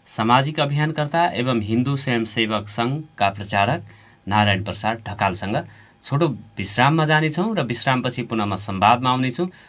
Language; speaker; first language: Nepali; native; Nepali